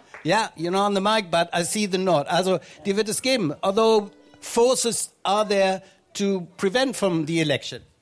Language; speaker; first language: English; non-native, fluent; German